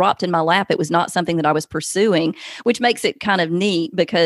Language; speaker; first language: English; native; English